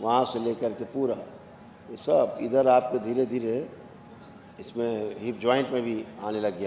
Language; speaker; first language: Hindi; native; Hindi